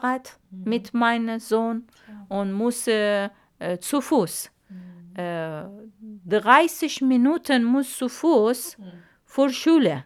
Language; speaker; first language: German; non-native, learner; Arabic